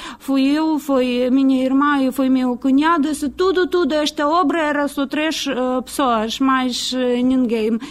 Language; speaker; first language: Portuguese; non-native, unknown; Ukrainian